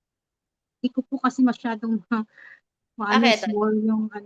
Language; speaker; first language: Filipino; native; Filipino